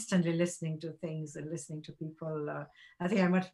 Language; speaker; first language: English; non-native, local second language; Gujarati